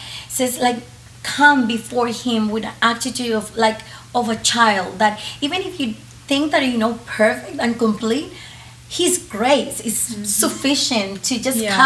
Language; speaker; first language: English; non-native, fluent; Spanish